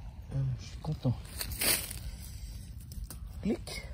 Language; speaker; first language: French; native; French